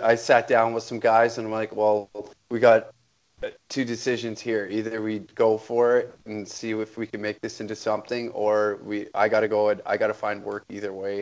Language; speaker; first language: English; native; English